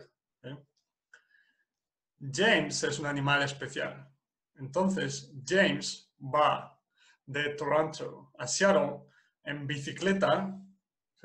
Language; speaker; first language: Spanish; non-native, fluent; English